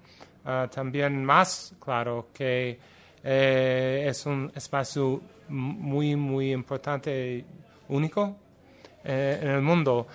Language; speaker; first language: Spanish; non-native, learner; English